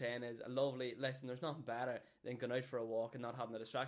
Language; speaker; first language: English; native; English